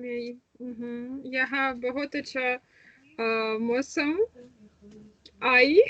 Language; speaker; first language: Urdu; non-native, learner; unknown